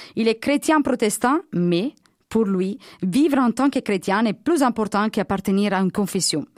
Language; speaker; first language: French; non-native, fluent; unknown